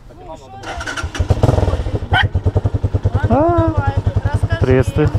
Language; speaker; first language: Russian; native; Russian